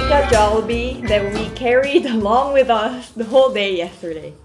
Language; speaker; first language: English; non-native, local second language; Korean